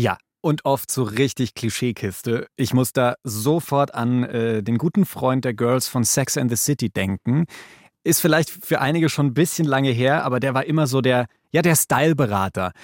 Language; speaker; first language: German; native; German